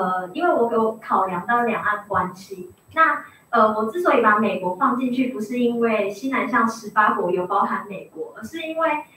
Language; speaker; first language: Chinese; native; Chinese